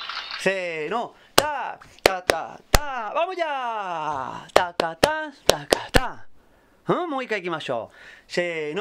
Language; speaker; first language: Japanese; non-native, fluent; Spanish